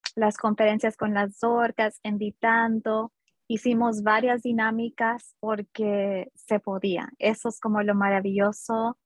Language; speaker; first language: Spanish; early bilingual, heritage; Spanish